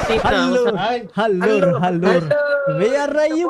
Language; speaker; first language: English; non-native, learner; Sinhala